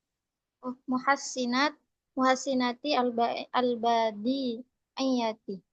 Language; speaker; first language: Arabic; non-native, learner; Indonesian